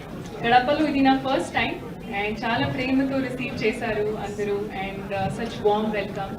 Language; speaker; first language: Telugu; non-native, learner; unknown